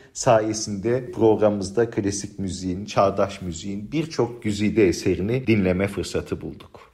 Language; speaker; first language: Turkish; native; Turkish